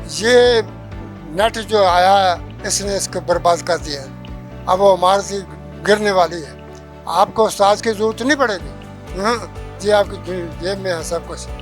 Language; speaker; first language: Urdu; non-native, local second language; Punjabi